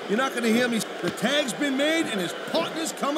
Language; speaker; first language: English; native; English